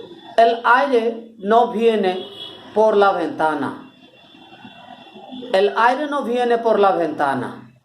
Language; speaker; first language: Spanish; non-native, learner; Bangla